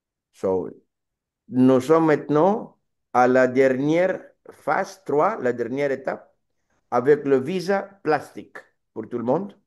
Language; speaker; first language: French; non-native, learner; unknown